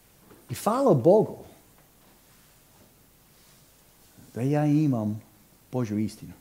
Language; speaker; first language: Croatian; non-native, fluent; English